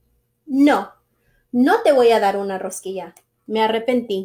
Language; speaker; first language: Spanish; early bilingual, heritage; English